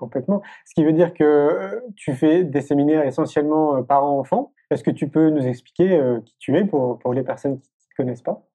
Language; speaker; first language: French; native; French